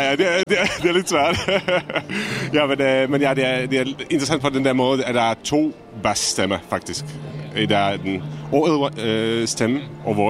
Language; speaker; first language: Danish; non-native, fluent; Czech